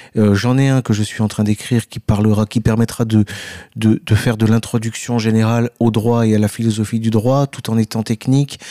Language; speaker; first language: French; native; French